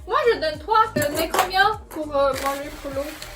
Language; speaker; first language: French; non-native, learner; Chinese